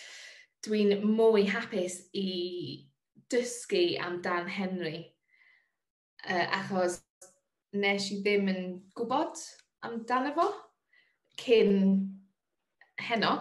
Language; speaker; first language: Welsh; non-native, learner; English